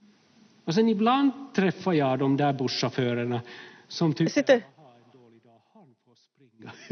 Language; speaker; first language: Swedish; non-native, fluent; Finnish